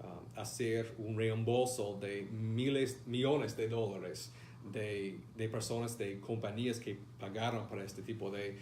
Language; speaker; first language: Spanish; non-native, fluent; English